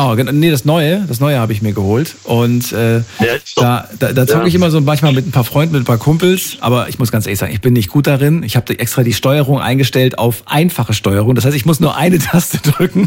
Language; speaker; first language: German; native; German